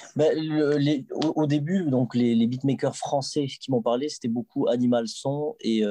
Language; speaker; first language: French; native; French